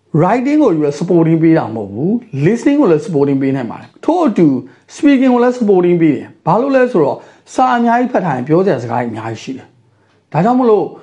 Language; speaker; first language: Burmese; native; Burmese